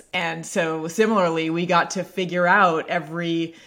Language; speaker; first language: English; native; English